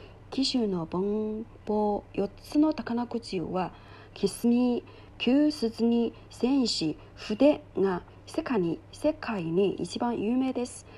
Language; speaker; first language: Japanese; non-native, learner; Chinese